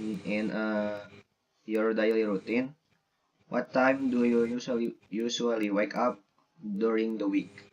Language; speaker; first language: English; non-native, learner; Indonesian